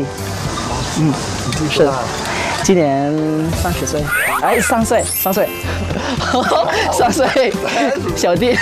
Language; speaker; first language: Chinese; non-native, learner; Malagasy